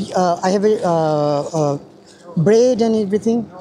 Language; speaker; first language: English; non-native, learner; Bangla